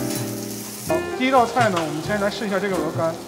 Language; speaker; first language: Chinese; native; Chinese